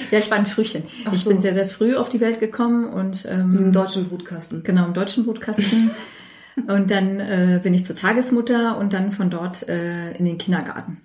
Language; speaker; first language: German; native; German